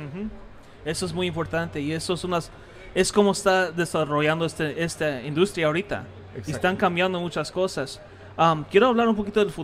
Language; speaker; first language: Spanish; early bilingual, heritage; Spanish